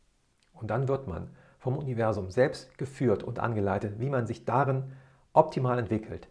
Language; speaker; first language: German; native; German